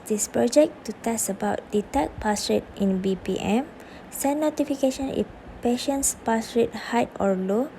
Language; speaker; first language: English; non-native, local second language; Malay